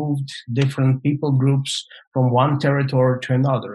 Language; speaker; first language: English; non-native, fluent; Russian